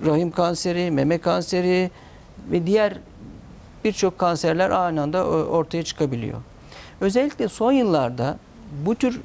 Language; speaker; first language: Turkish; native; Turkish